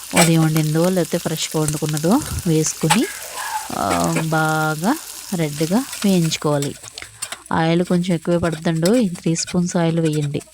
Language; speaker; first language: Telugu; native; Telugu